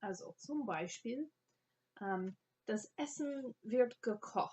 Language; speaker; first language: German; non-native, fluent; English